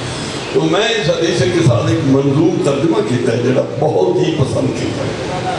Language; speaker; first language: Hindi; non-native, local second language; Punjabi